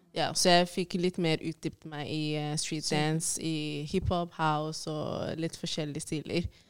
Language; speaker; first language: Norwegian; early bilingual, other home language; Swahili